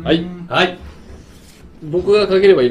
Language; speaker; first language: Japanese; native; Japanese